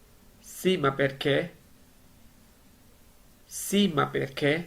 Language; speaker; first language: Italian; non-native, learner; Georgian